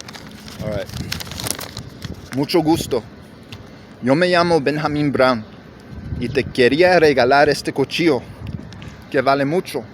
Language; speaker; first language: Spanish; early bilingual, heritage; English